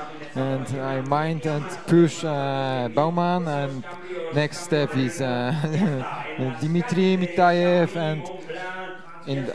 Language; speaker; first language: English; non-native, learner; Polish